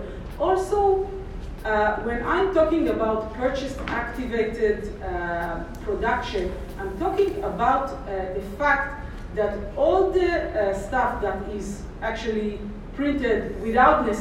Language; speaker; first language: English; non-native, fluent; Hebrew